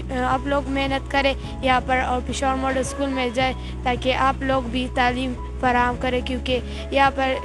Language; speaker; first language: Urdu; non-native, local second language; Pashto